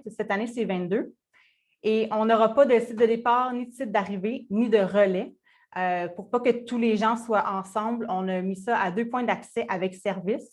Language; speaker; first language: French; native; French